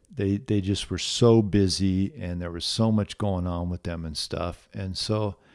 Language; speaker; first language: English; native; English